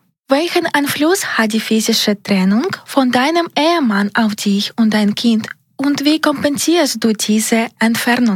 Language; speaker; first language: German; non-native, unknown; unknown